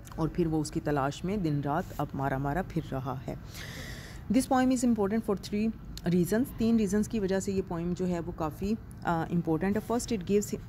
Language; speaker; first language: Urdu; non-native, local second language; Punjabi